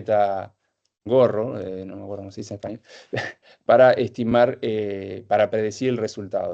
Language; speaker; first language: Spanish; native; Spanish